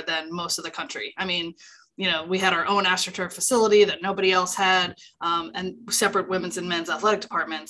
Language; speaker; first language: English; native; English